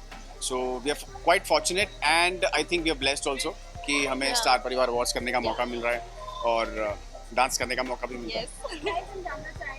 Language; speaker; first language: Hindi; native; Hindi